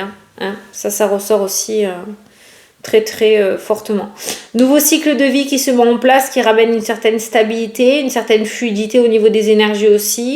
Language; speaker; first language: French; native; French